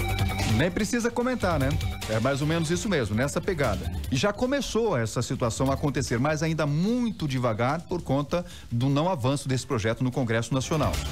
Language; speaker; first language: Portuguese; native; Portuguese